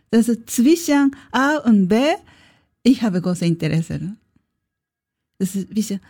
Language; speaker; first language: German; non-native, learner; Japanese